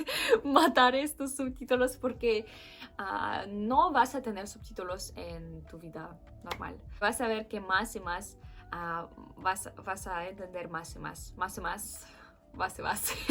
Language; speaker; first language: Spanish; non-native, fluent; Russian